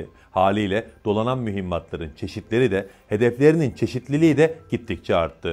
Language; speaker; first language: Turkish; native; Turkish